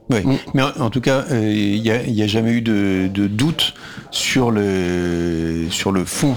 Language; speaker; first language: French; native; French